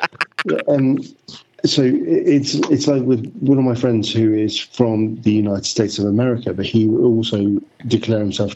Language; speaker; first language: English; native; English